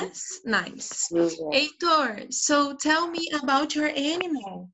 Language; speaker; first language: English; non-native, fluent; Portuguese